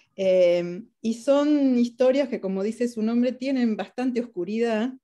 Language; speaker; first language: Spanish; native; Spanish